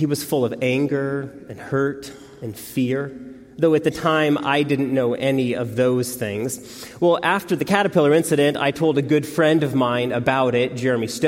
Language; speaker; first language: English; native; English